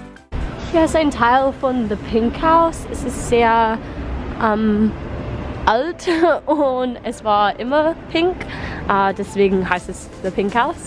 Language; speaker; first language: German; non-native, learner; English